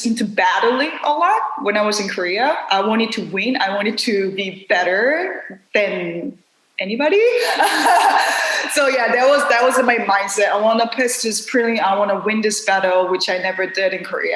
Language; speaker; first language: English; non-native, fluent; Korean